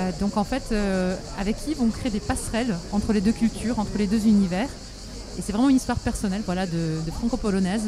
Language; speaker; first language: French; non-native, fluent; Polish